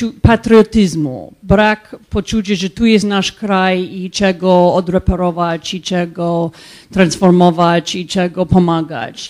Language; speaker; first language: Polish; non-native, fluent; English